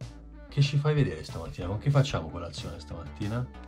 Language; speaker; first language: Italian; native; Italian